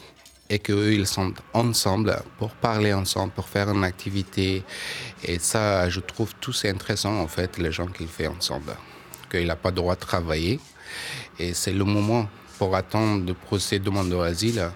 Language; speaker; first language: French; non-native, learner; Persian